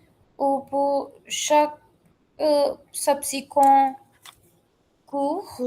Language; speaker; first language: French; non-native, learner; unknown